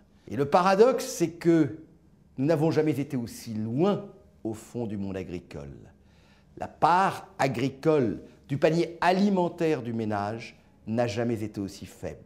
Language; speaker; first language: French; native; French